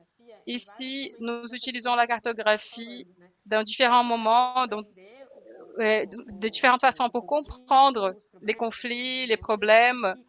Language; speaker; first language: French; non-native, fluent; Portuguese